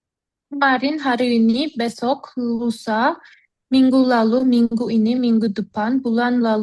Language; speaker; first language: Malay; non-native, learner; Turkish